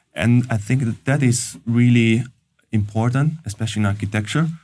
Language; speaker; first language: English; non-native, fluent; Italian